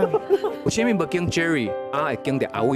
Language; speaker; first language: Chinese; native; Chinese